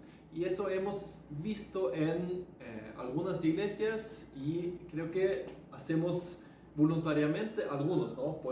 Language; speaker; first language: Spanish; non-native, fluent; Norwegian